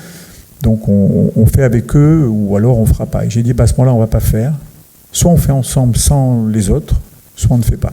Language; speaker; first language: French; native; French